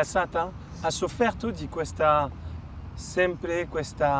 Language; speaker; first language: Italian; non-native, fluent; French